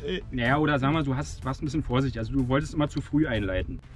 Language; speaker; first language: German; native; German